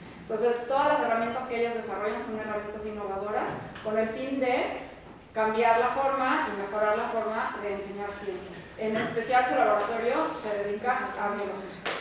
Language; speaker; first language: Spanish; native; Spanish